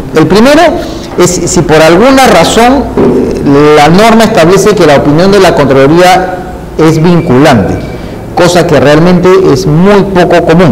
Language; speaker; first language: Spanish; native; Spanish